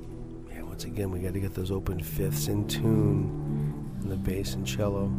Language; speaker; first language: English; native; English